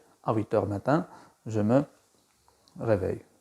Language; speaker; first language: French; non-native, local second language; Arabic